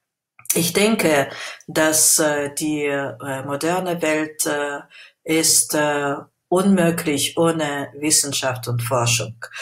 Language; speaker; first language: German; non-native, fluent; Russian